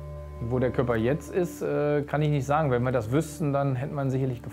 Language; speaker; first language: German; native; German